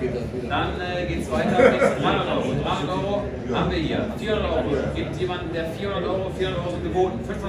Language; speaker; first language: German; native; German